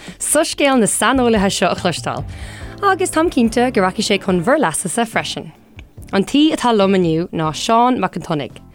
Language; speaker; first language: Irish; non-native, local second language; English